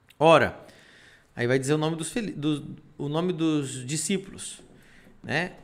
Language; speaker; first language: Portuguese; non-native, fluent; Spanish